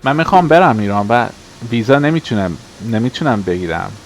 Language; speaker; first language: Persian; early bilingual, heritage; Persian